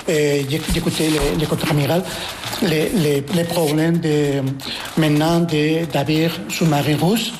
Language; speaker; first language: French; non-native, fluent; Spanish